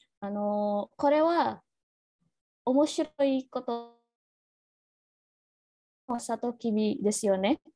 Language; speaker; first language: Japanese; non-native, learner; Indonesian